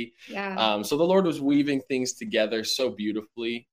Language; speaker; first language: English; native; English